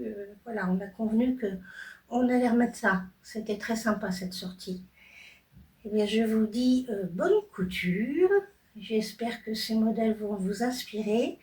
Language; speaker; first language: French; native; French